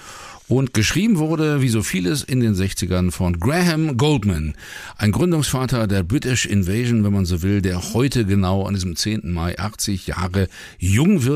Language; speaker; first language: German; native; German